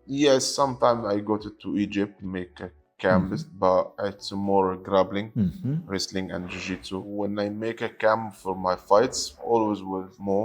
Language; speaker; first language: English; non-native, learner; Arabic